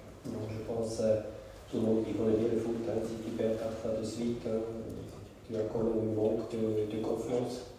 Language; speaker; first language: French; non-native, local second language; German